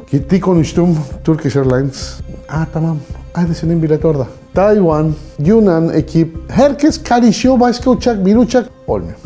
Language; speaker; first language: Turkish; non-native, learner; Spanish